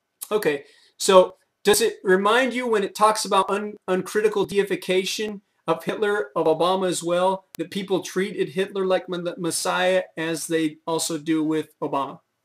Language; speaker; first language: English; native; English